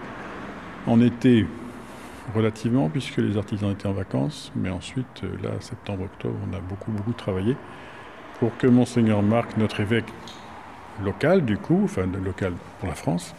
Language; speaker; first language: French; native; French